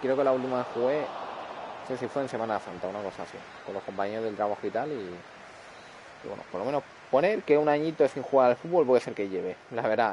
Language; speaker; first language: Spanish; native; Spanish